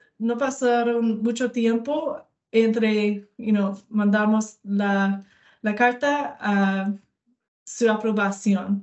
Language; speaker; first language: Spanish; non-native, learner; English